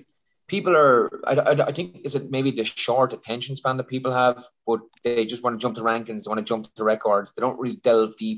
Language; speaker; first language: English; native; English